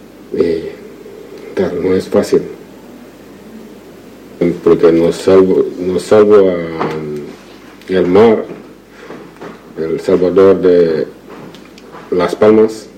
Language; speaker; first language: Spanish; non-native, learner; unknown